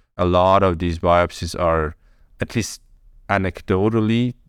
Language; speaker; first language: English; early bilingual, other home language; Persian